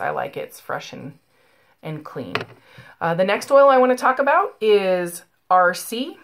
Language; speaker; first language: English; native; English